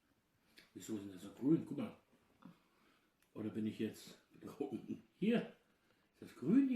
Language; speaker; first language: German; native; German